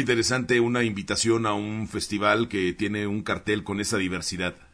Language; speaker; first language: Spanish; native; Spanish